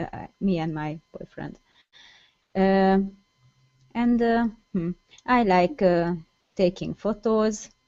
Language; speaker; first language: English; non-native, learner; Hungarian